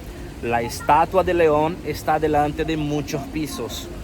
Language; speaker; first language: Spanish; non-native, fluent; Portuguese